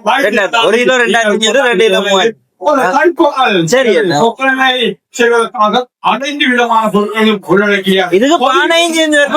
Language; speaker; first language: Tamil; native; Tamil